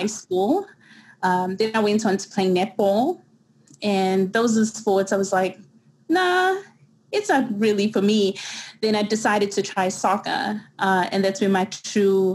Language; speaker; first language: English; native; English